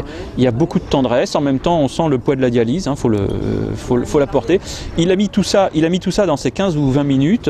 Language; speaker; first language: French; native; French